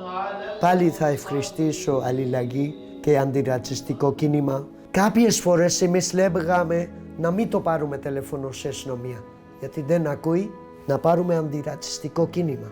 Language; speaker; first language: Greek; non-native, learner; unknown